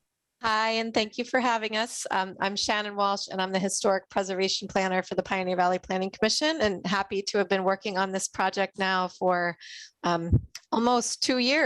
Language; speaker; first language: English; native; English